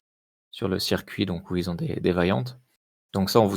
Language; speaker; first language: French; native; French